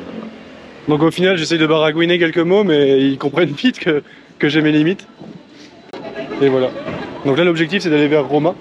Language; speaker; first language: French; native; French